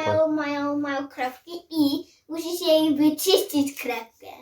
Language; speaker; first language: Polish; early bilingual, heritage; Samoan